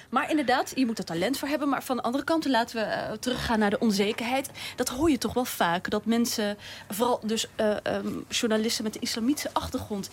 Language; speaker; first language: Dutch; early bilingual, other home language; Turkish